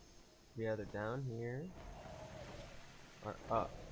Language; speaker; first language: English; native; English